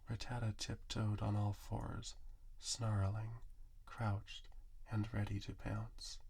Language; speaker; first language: English; native; English